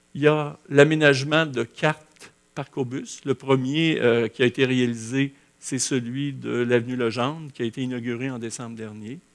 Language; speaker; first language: French; native; French